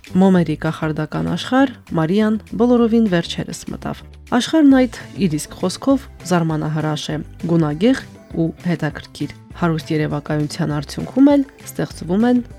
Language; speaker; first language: Armenian; native; Armenian